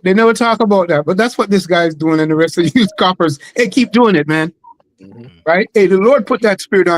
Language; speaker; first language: English; native; English